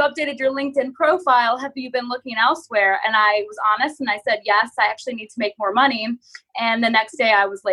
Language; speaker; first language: English; native; English